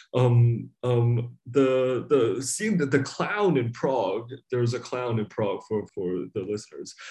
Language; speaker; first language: English; non-native, local second language; Cantonese